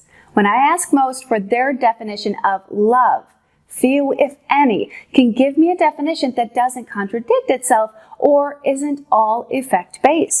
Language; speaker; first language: English; native; English